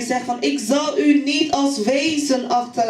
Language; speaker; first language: Dutch; non-native, fluent; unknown